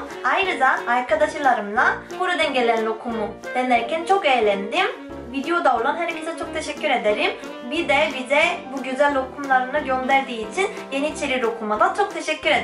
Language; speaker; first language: Turkish; non-native, fluent; Korean